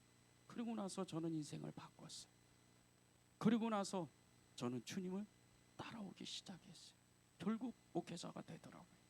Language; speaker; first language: Korean; native; Korean